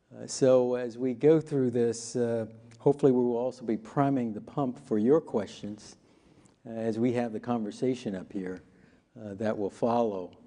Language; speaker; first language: English; native; English